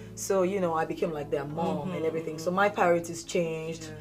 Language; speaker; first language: English; non-native, local second language; Yoruba